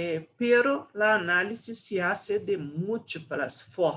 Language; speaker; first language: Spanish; non-native, fluent; Portuguese